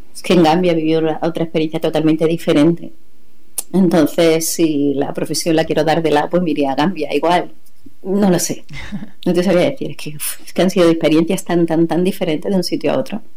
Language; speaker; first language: Spanish; native; Spanish